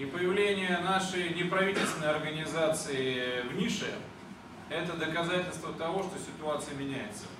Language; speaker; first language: Russian; native; Russian